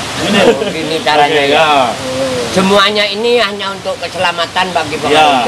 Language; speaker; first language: Indonesian; non-native, local second language; Madurese